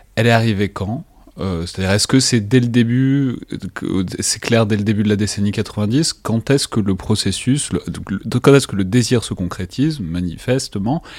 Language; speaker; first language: French; native; French